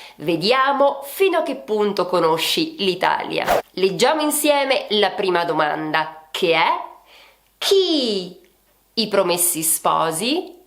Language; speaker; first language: Italian; native; Italian